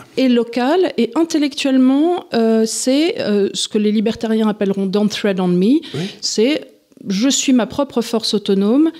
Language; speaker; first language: French; native; French